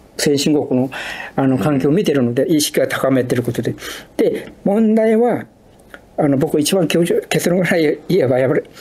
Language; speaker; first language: Japanese; non-native, fluent; Chinese